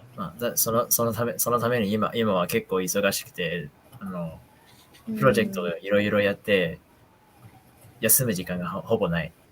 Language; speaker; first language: Japanese; non-native, fluent; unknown